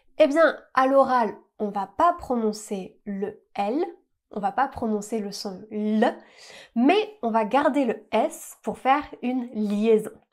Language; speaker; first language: French; native; French